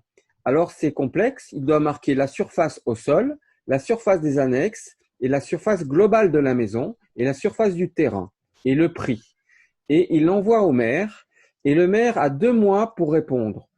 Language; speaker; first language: French; native; French